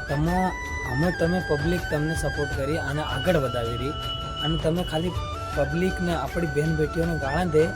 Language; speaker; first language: Gujarati; non-native, local second language; Bhili